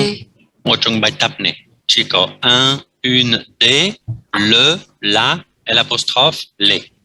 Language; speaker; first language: French; non-native, fluent; Vietnamese